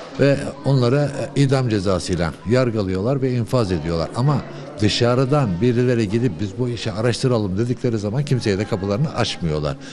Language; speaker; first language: Turkish; early bilingual, other home language; Uyghur